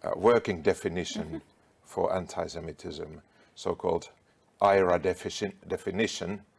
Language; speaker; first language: English; non-native, fluent; Finnish